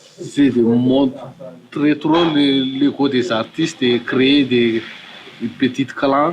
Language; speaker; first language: French; non-native, local second language; Malagasy